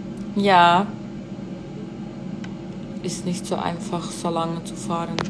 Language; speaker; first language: German; non-native, fluent; Russian